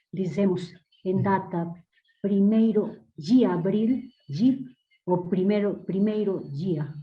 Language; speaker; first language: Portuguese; non-native, learner; Spanish